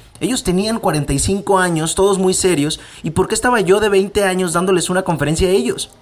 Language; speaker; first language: Spanish; native; Spanish